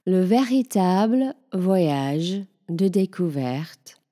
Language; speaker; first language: French; non-native, fluent; English